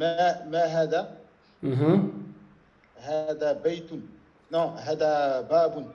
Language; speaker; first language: Arabic; non-native, learner; French